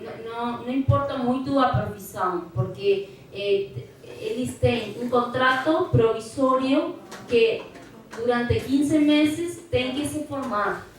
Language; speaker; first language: Portuguese; non-native, fluent; Spanish